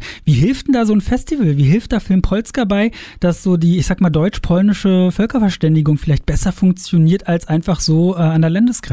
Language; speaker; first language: German; native; German